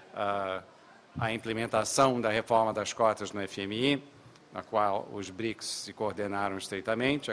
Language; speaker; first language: Portuguese; native; Portuguese